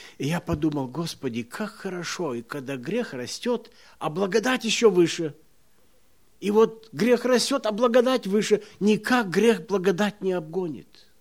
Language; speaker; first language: Russian; non-native, local second language; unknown